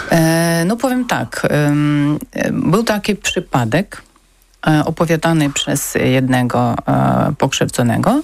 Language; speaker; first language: Polish; non-native, learner; Ukrainian